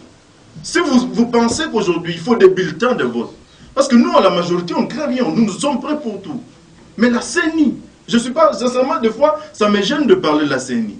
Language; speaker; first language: French; non-native, local second language; Lingala